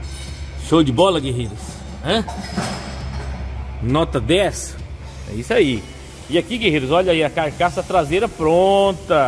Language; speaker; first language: Portuguese; native; Portuguese